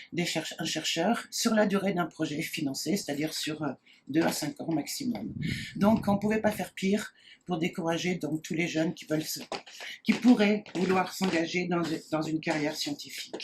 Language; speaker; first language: French; native; French